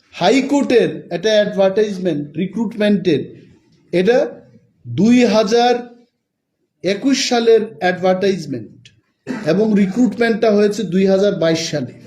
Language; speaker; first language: Bangla; non-native, local second language; Kok Borok